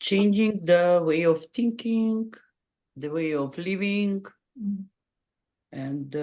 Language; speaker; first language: English; non-native, fluent; Macedonian